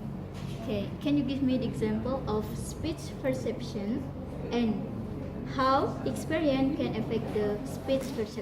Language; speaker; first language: English; non-native, learner; Indonesian